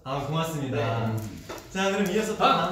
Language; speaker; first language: Korean; native; Korean